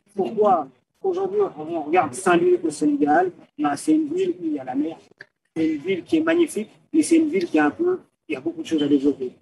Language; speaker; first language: French; early bilingual, other home language; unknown